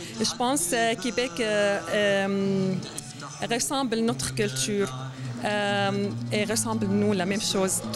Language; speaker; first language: French; non-native, learner; Arabic